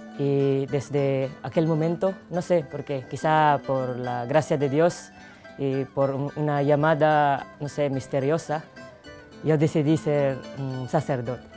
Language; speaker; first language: Spanish; non-native, fluent; Filipino